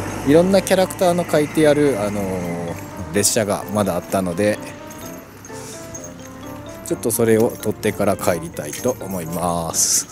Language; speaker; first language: Japanese; native; Japanese